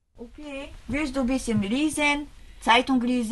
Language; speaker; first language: German; non-native, learner; Polish